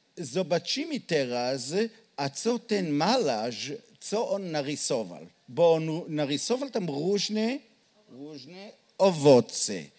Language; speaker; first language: Polish; non-native, learner; Hebrew